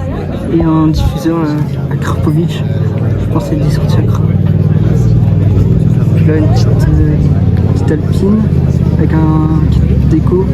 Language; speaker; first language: French; native; French